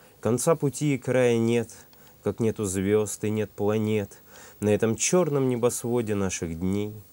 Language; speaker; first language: Russian; native; Russian